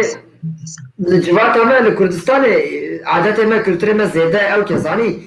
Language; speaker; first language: Kurdish; non-native, local second language; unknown